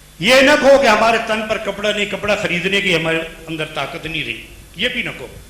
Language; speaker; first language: Urdu; non-native, local second language; Punjabi